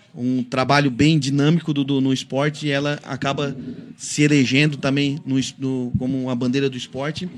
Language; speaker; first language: Portuguese; native; Portuguese